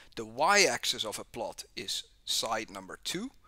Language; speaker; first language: English; non-native, fluent; Dutch